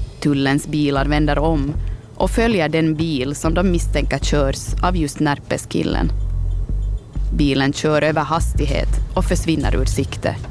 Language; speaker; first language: Swedish; native; Swedish